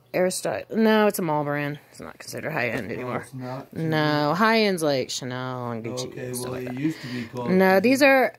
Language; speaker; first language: English; native; English